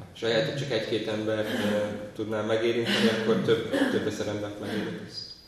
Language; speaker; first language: Hungarian; native; Hungarian